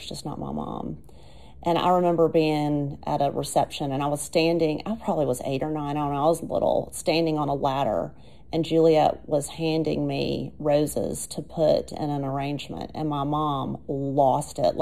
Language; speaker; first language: English; native; English